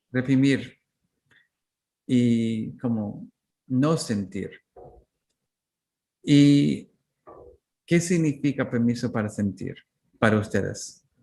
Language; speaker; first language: Spanish; non-native, learner; English